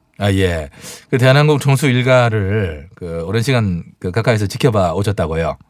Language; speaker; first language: Korean; native; Korean